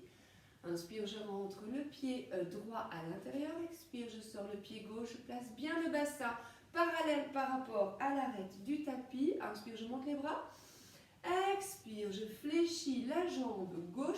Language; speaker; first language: French; native; French